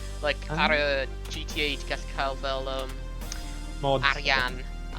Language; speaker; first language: Welsh; non-native, local second language; English